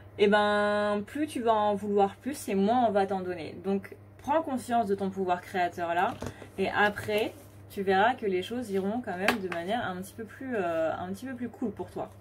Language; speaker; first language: French; native; French